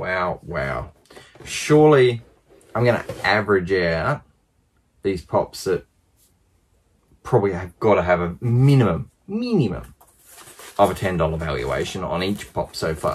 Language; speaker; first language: English; native; English